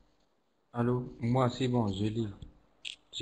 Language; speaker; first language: French; non-native, learner; Arabic